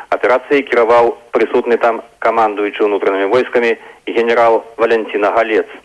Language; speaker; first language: Belarusian; native; Belarusian